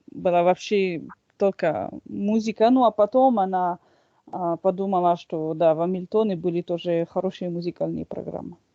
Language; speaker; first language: Russian; non-native, fluent; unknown